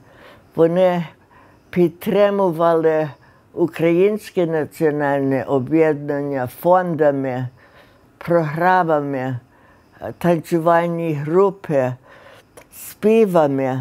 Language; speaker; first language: Ukrainian; early bilingual, heritage; Ukrainian